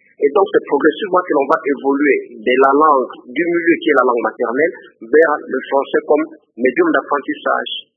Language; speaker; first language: French; non-native, local second language; Lingala